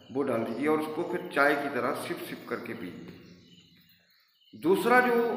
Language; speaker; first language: Hindi; native; Hindi